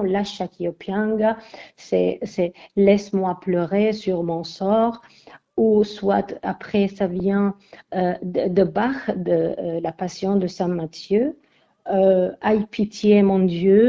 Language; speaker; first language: French; non-native, fluent; Armenian